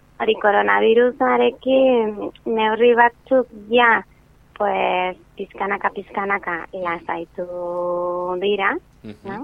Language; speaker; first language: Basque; non-native, local second language; Spanish